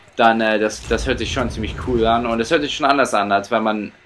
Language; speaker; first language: German; early bilingual, heritage; German